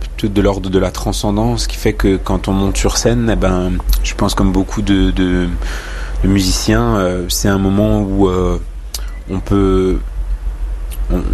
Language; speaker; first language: French; native; French